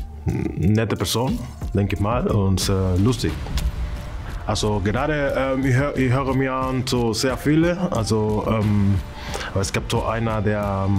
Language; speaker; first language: German; non-native, learner; Spanish